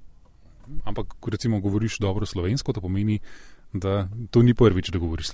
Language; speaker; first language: Slovenian; native; Slovenian